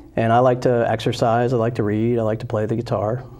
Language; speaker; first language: English; native; English